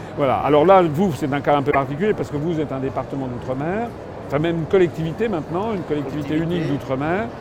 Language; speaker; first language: French; native; French